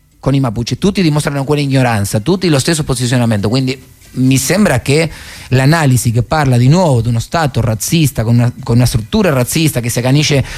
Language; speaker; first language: Italian; non-native, fluent; Spanish